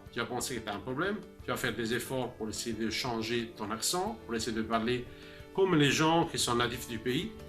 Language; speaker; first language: French; non-native, fluent; Italian